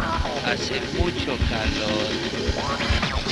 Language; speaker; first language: Spanish; non-native, learner; Italian